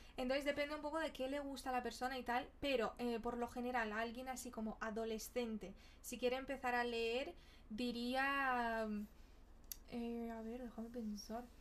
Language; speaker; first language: Spanish; early bilingual, other home language; Portuguese